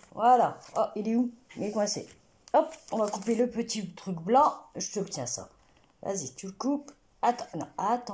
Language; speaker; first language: French; native; French